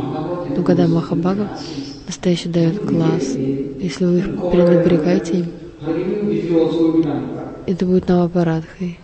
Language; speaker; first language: Russian; non-native, learner; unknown